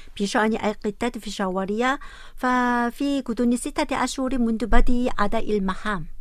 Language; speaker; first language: Arabic; non-native, fluent; Korean